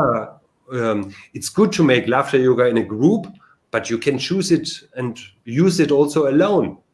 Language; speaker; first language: English; non-native, learner; German